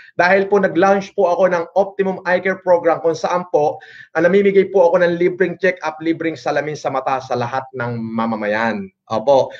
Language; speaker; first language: Filipino; non-native, local second language; Iloko